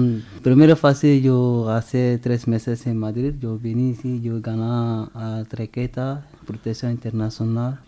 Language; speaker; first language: Spanish; non-native, learner; French